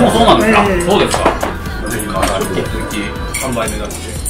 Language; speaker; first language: Japanese; native; Japanese